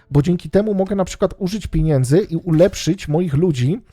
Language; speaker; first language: Polish; native; Polish